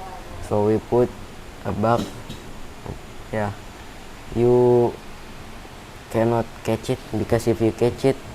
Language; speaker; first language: English; non-native, learner; Indonesian